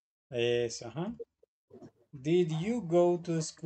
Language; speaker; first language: English; non-native, fluent; Spanish